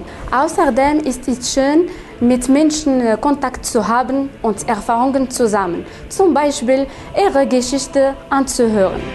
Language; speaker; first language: German; non-native, learner; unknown